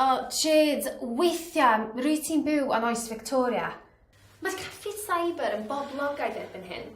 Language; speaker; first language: Welsh; non-native, learner; English